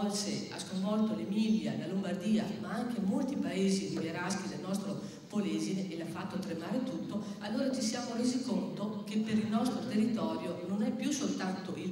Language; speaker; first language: Italian; native; Italian